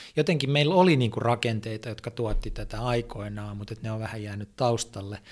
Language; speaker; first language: Finnish; native; Finnish